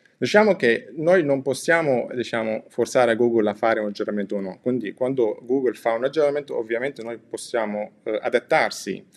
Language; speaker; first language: Italian; non-native, fluent; Arabic